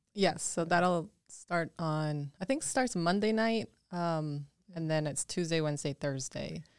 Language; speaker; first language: English; early bilingual, other home language; Spanish